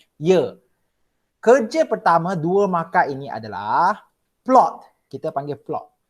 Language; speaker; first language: Malay; non-native, local second language; Chinese